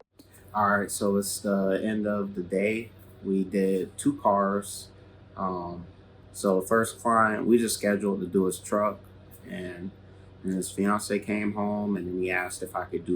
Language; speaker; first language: English; native; English